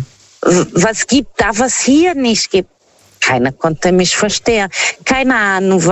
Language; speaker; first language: German; non-native, fluent; Portuguese